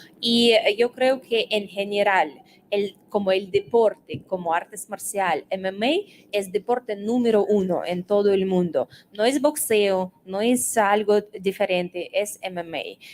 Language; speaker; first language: Spanish; non-native, fluent; Russian